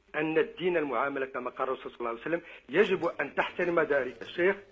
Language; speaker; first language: Arabic; non-native, fluent; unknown